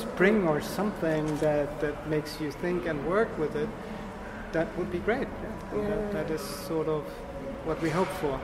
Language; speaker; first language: English; non-native, fluent; German